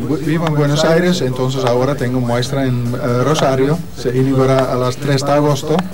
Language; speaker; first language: Spanish; non-native, learner; Dutch